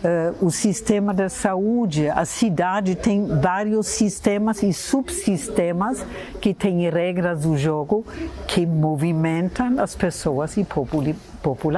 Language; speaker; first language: Portuguese; non-native, fluent; German